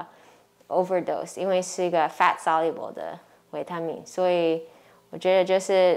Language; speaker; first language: Chinese; early bilingual, heritage; English